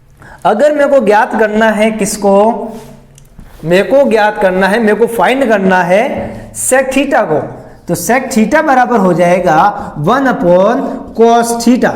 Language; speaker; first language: Hindi; native; Hindi